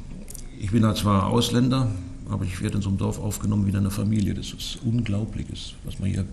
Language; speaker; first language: German; native; German